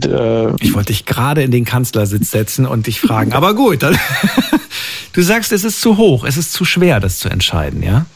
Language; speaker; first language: German; native; German